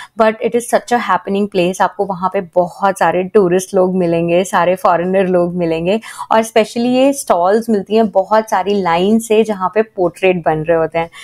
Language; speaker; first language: Hindi; native; Hindi